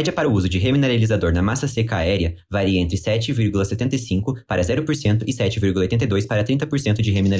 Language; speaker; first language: Portuguese; native; Portuguese